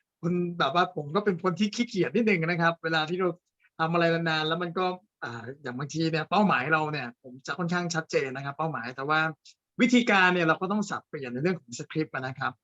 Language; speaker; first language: Thai; native; Thai